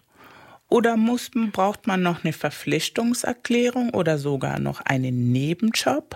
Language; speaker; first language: German; early bilingual, other home language; Spanish